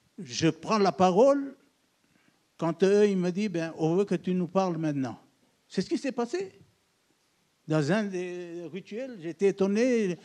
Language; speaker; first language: French; non-native, local second language; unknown